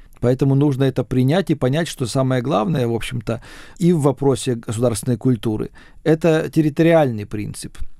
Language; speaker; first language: Russian; native; Russian